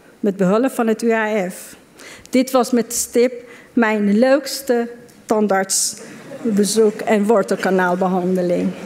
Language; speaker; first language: Dutch; non-native, fluent; Persian